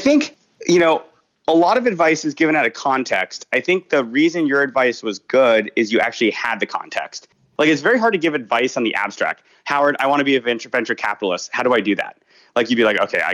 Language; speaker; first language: English; native; English